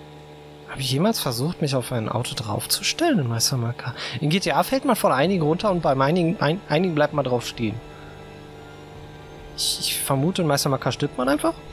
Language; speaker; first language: German; native; German